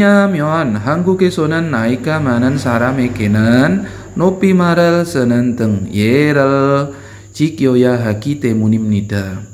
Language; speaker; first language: Korean; non-native, fluent; Indonesian